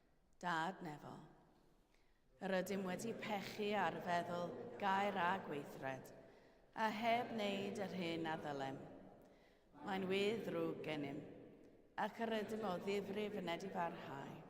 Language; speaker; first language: Welsh; native; Welsh